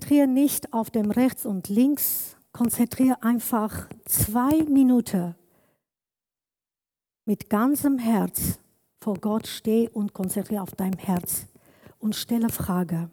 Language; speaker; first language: German; non-native, learner; Kurdish